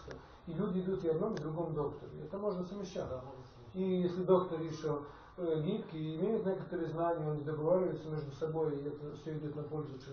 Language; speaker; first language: Russian; non-native, fluent; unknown